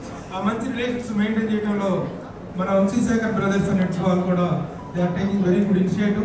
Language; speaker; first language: Telugu; native; Telugu